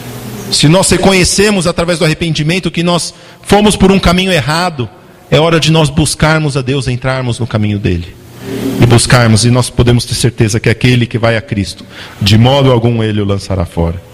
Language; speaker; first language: Portuguese; native; Portuguese